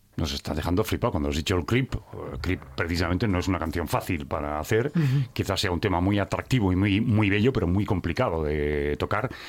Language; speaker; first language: Spanish; native; Spanish